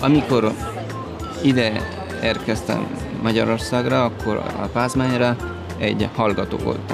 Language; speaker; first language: Hungarian; non-native, learner; Italian